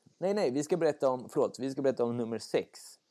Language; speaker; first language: Swedish; native; Swedish